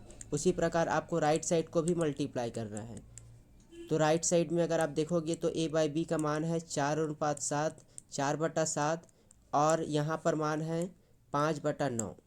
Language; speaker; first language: Hindi; native; Hindi